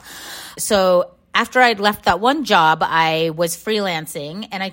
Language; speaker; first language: English; native; English